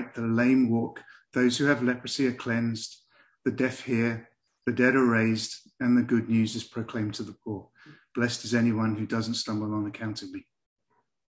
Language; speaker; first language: English; native; English